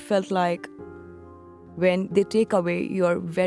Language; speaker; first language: English; non-native, local second language; Urdu